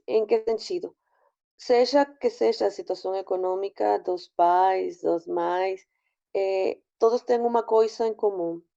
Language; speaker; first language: Portuguese; non-native, fluent; Spanish